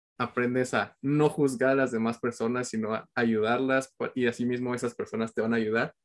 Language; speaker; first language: Spanish; native; Spanish